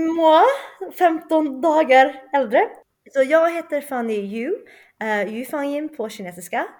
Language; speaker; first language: Swedish; early bilingual, other home language; Chinese